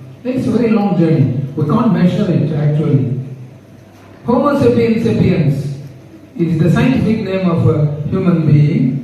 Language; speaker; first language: English; non-native, local second language; Telugu